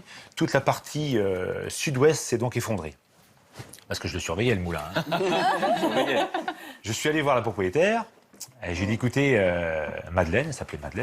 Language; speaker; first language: French; native; French